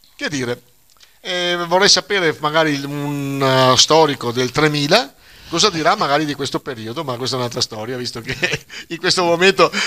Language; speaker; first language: Italian; native; Italian